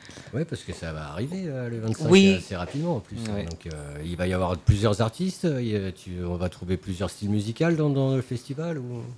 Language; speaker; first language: French; native; French